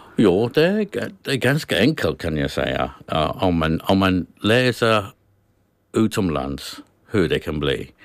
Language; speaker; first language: Swedish; non-native, learner; English